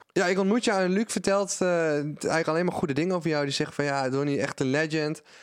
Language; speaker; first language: Dutch; native; Dutch